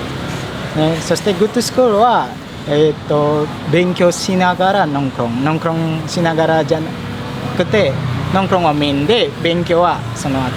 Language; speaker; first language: Japanese; non-native, fluent; Indonesian